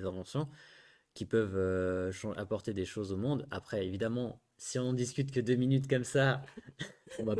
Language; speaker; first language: French; native; French